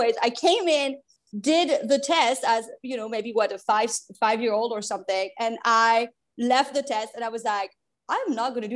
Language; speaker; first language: English; non-native, fluent; French